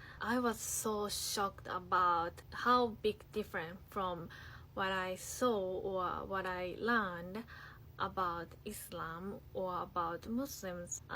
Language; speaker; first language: English; non-native, fluent; Japanese